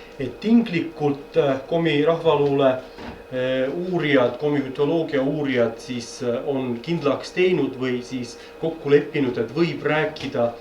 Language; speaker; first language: Estonian; non-native, fluent; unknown